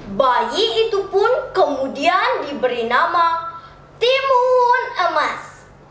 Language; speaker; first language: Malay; non-native, local second language; Balinese